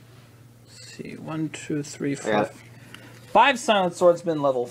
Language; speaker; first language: English; native; English